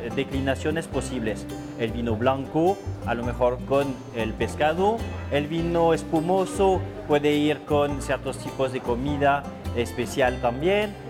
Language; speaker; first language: Spanish; non-native, fluent; French